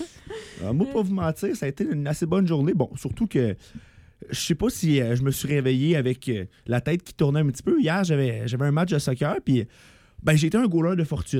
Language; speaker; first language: French; native; French